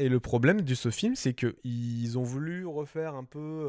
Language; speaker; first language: French; native; French